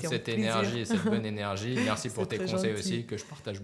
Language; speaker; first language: French; native; French